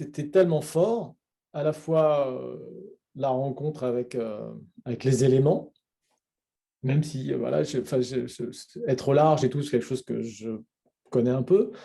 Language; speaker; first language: French; native; French